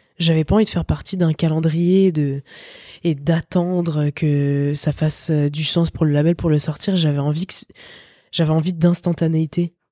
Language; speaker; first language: French; native; French